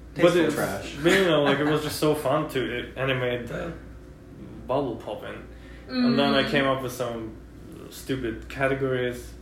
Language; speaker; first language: English; non-native, fluent; Russian